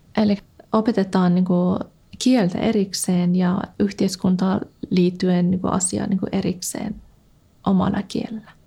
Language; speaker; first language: Finnish; non-native, fluent; Persian